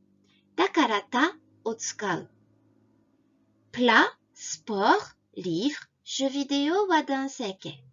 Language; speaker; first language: Japanese; non-native, fluent; French